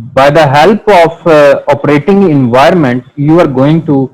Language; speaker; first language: English; non-native, local second language; Urdu